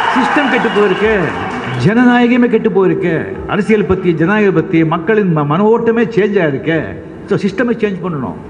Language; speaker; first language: Tamil; non-native, fluent; Marathi